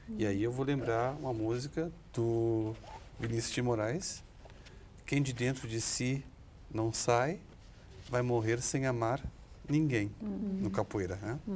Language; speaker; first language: Portuguese; native; Portuguese